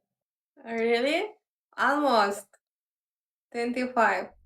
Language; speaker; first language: English; non-native, learner; Polish